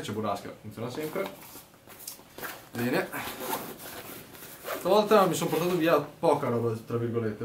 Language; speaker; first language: Italian; native; Italian